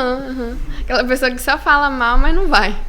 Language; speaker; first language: Portuguese; native; Portuguese